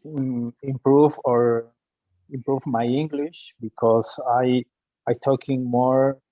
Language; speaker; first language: English; non-native, learner; Spanish